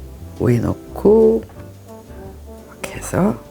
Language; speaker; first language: Korean; native; Korean